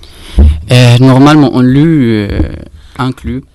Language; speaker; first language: French; non-native, fluent; Arabic